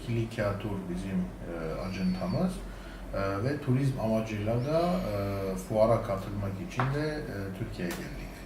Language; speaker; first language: Turkish; non-native, fluent; Armenian